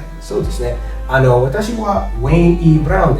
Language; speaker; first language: Japanese; non-native, learner; English